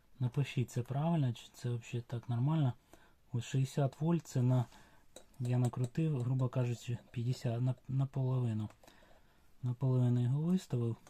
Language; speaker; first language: Ukrainian; non-native, local second language; Russian